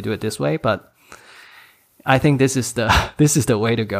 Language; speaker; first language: English; non-native, local second language; Cantonese